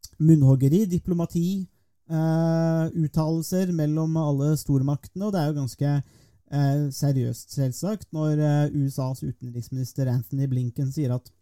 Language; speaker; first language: Norwegian; native; Norwegian